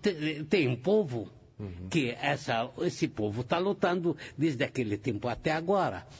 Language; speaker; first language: Portuguese; non-native, fluent; Arabic